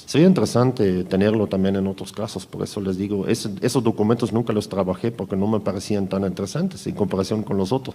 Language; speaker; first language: Spanish; native; Spanish